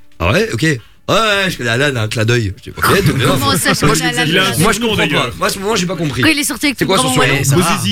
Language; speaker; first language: French; native; French